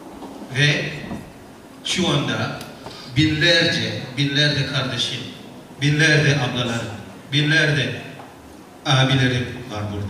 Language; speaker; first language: Turkish; non-native, fluent; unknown